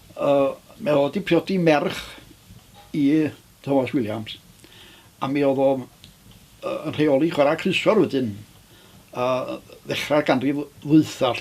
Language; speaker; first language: Welsh; native; Welsh